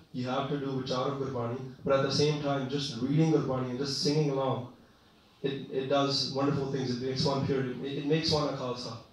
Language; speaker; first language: Punjabi; early bilingual, heritage; Punjabi